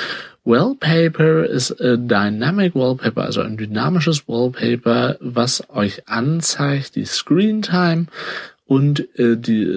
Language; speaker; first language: German; native; German